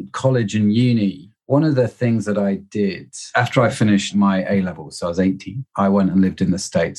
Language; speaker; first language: English; native; English